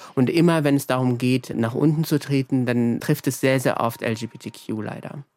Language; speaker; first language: German; early bilingual, other home language; Arabic